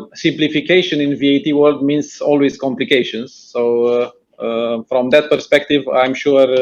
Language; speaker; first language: English; non-native, fluent; Romanian